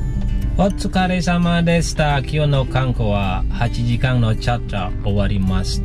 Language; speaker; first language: Japanese; non-native, learner; Indonesian